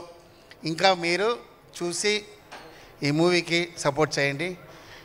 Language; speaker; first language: Telugu; non-native, fluent; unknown